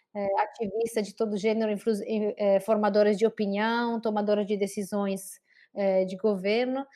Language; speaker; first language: Portuguese; non-native, fluent; Italian